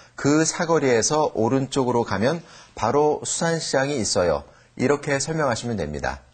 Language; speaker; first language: Korean; native; Korean